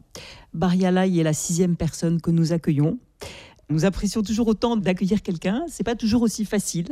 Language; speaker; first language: French; native; French